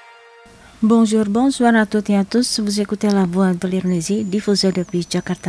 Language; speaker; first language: French; non-native, fluent; Indonesian